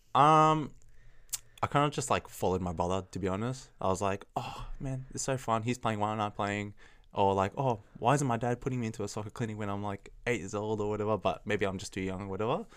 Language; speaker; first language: English; early bilingual, other home language; Chinese